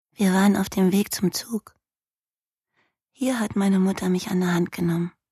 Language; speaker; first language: German; native; German